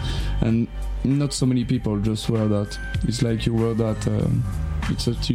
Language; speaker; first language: English; non-native, learner; French